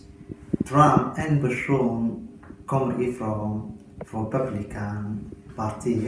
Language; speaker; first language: Swedish; non-native, learner; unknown